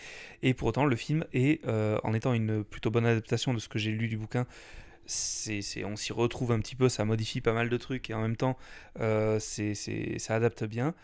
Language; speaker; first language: French; native; French